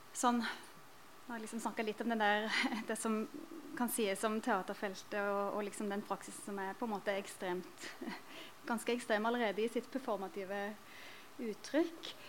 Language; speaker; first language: Norwegian; native; Norwegian